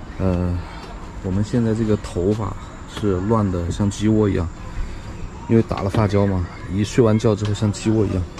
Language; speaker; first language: Chinese; native; Chinese